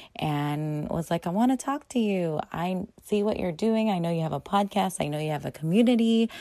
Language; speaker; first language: English; native; English